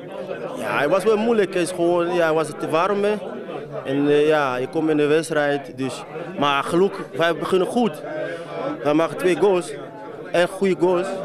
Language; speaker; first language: Dutch; non-native, learner; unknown